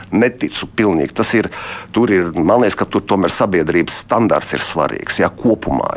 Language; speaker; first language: Latvian; non-native, local second language; Russian